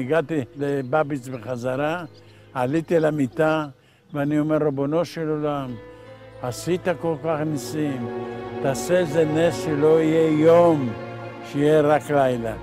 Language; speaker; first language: Hebrew; non-native, fluent; Ladino